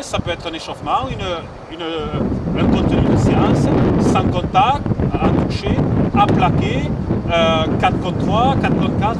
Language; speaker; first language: French; native; French